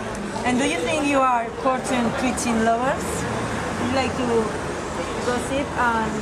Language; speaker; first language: English; non-native, fluent; Spanish